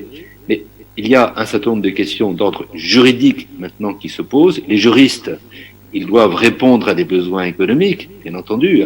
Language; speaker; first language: French; native; French